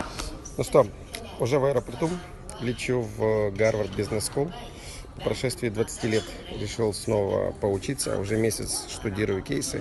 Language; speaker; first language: Russian; native; Russian